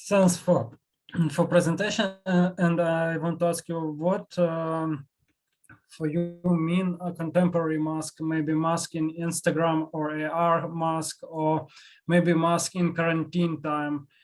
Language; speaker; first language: English; non-native, learner; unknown